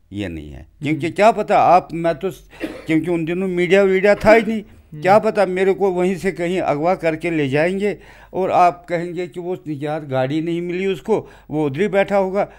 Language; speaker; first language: Hindi; non-native, local second language; Kashmiri